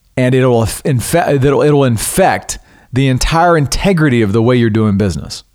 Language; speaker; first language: English; native; English